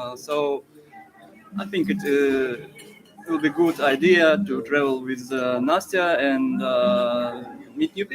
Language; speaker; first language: English; non-native, learner; Russian